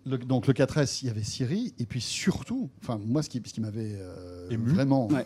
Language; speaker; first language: French; native; French